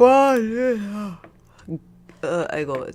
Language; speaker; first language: Korean; non-native, learner; English